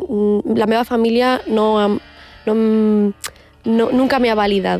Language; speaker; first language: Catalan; early bilingual, other home language; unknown